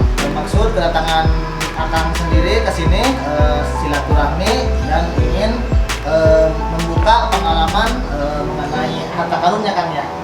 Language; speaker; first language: Indonesian; non-native, local second language; Sundanese